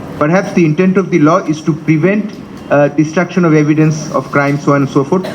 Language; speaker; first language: English; non-native, local second language; Bangla